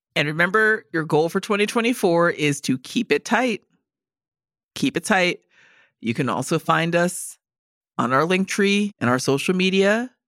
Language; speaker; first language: English; native; English